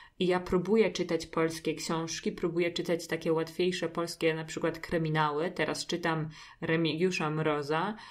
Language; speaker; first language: Polish; native; Polish